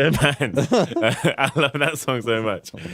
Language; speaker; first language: English; native; English